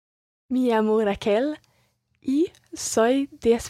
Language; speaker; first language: Spanish; non-native, learner; English